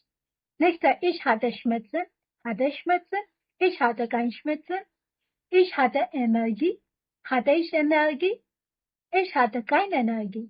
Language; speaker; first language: German; non-native, fluent; Hindi